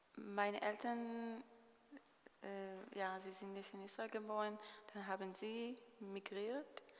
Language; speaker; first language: German; non-native, fluent; Hebrew